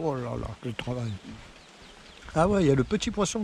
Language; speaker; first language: French; native; French